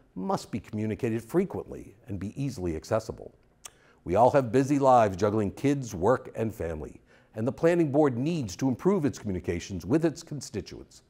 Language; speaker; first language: English; native; English